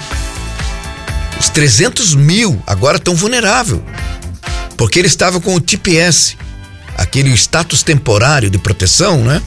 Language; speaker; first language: Portuguese; native; Portuguese